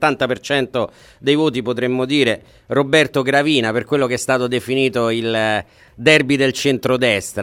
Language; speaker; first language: Italian; native; Italian